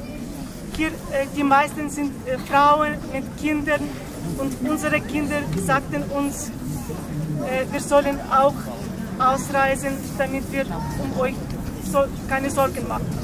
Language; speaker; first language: German; non-native, fluent; Ukrainian